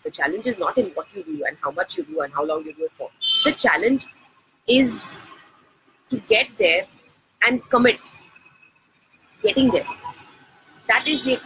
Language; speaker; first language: English; non-native, local second language; Hindi